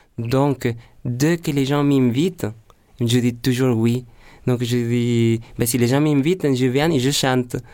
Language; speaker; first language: French; non-native, fluent; Spanish